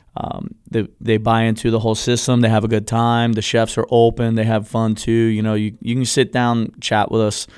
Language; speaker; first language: English; native; English